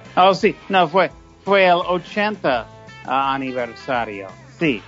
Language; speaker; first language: Spanish; non-native, fluent; English